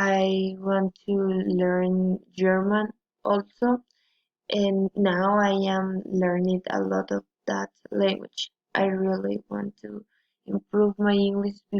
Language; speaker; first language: English; non-native, learner; Spanish